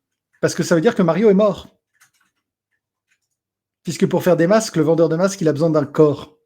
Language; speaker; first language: French; native; French